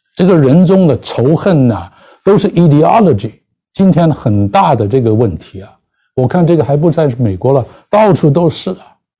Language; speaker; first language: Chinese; non-native, local second language; Cantonese